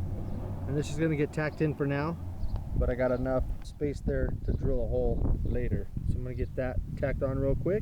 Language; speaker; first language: English; native; English